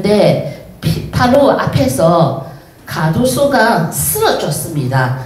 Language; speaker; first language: Korean; non-native, learner; Chinese